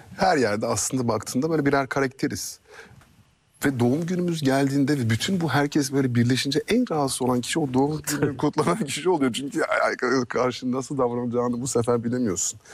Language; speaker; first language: Turkish; early bilingual, heritage; Turkish